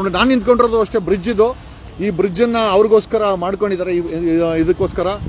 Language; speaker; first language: Kannada; native; Kannada